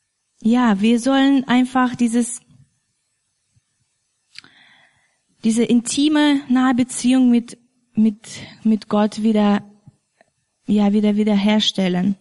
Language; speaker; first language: German; non-native, fluent; Russian